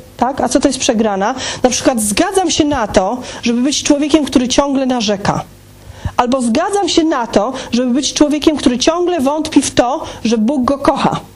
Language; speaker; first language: Polish; native; Polish